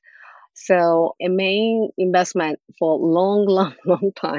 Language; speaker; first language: English; non-native, fluent; Japanese